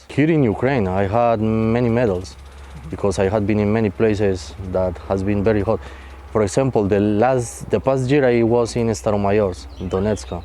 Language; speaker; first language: English; non-native, fluent; Spanish